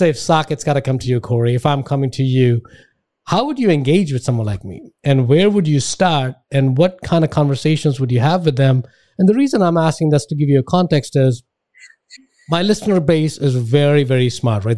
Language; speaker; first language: English; non-native, local second language; Hindi